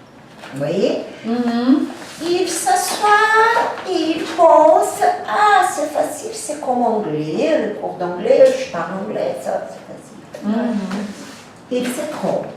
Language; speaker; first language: French; non-native, fluent; Portuguese